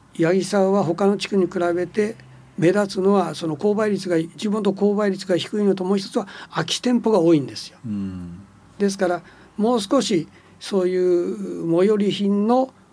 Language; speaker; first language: Japanese; native; Japanese